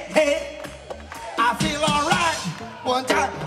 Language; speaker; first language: English; native; English